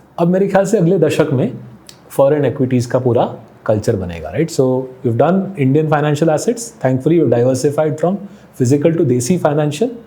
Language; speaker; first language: Hindi; non-native, local second language; Bangla